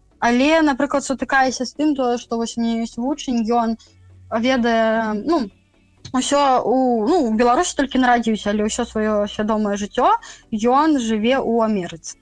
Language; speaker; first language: Belarusian; native; Belarusian